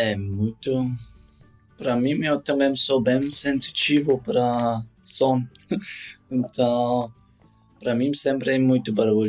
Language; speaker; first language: Portuguese; non-native, learner; German